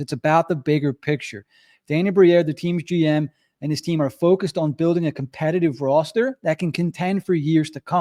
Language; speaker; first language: English; native; English